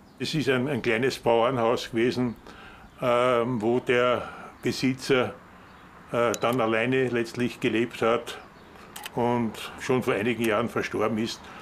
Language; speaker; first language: German; native; German